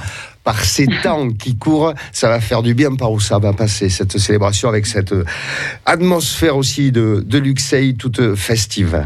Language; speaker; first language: French; native; French